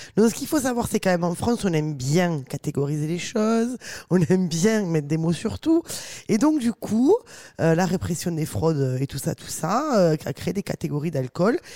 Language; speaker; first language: French; native; French